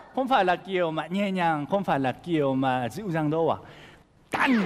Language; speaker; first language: Vietnamese; non-native, fluent; Korean